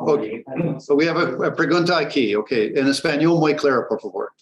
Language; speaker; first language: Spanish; non-native, learner; English